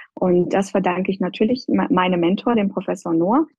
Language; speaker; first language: German; non-native, fluent; Persian